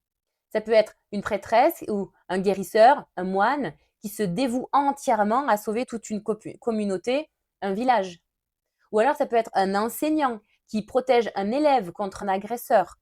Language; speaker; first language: French; native; French